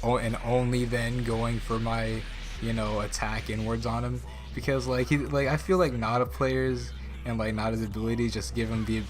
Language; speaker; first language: English; native; English